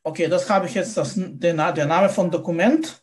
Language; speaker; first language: German; non-native, fluent; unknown